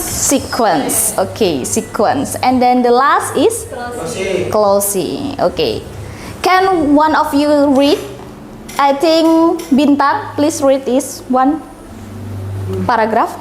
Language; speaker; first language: English; non-native, learner; Indonesian